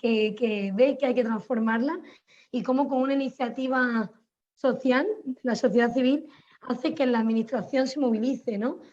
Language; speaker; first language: Spanish; native; Spanish